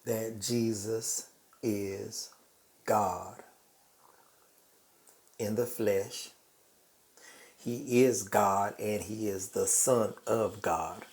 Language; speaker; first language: English; native; English